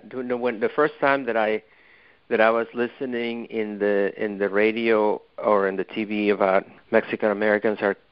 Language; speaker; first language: English; non-native, fluent; Spanish